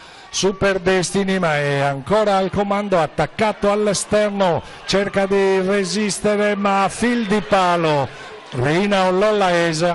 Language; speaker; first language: Italian; native; Italian